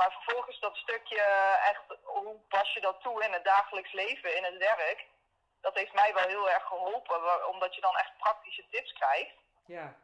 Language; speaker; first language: Dutch; native; Dutch